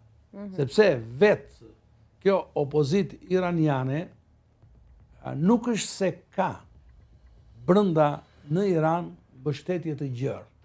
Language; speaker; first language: Albanian; native; Albanian